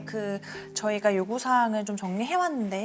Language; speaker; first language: Korean; native; Korean